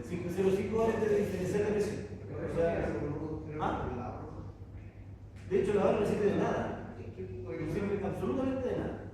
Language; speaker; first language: Spanish; native; Spanish